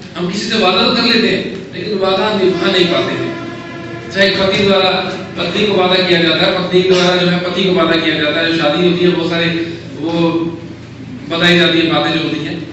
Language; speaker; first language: Hindi; native; Hindi